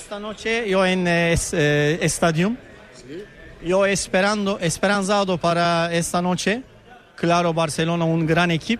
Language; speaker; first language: Spanish; non-native, learner; Turkish